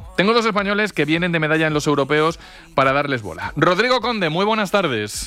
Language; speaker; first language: Spanish; native; Spanish